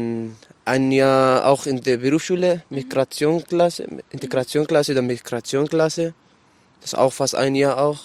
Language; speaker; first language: German; non-native, learner; Arabic